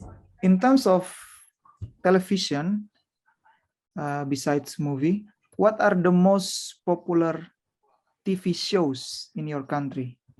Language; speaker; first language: English; non-native, fluent; Indonesian